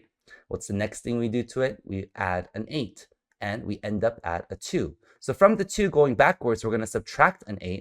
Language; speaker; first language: English; native; English